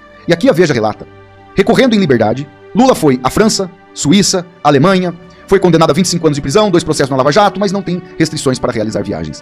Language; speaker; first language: Portuguese; native; Portuguese